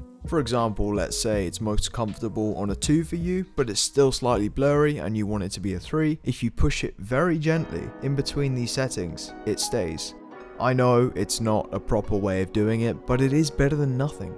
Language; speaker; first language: English; native; English